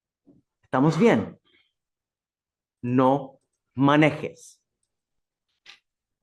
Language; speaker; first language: Spanish; non-native, learner; English